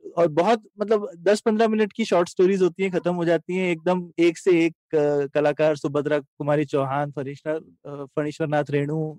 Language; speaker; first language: Hindi; native; Hindi